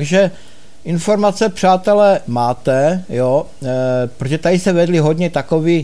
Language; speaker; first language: Czech; native; Czech